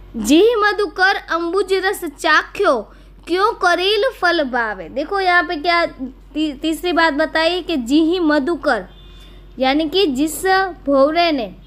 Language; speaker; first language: Hindi; non-native, local second language; Gujarati